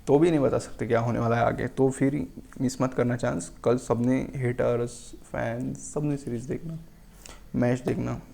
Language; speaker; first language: Hindi; non-native, local second language; Marathi